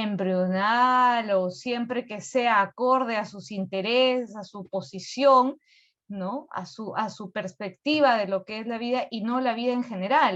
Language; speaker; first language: Spanish; native; Spanish